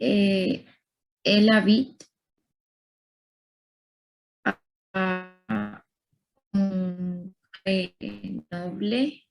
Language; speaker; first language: French; non-native, learner; Spanish